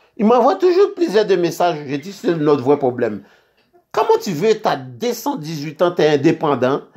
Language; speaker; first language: French; non-native, local second language; Haitian Creole